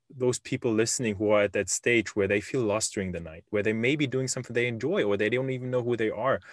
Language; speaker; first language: English; non-native, fluent; German